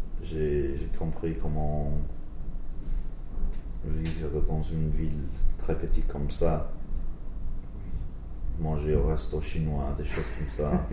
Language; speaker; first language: French; non-native, learner; English